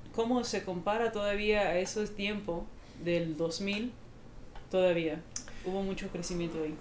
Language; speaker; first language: Spanish; native; Spanish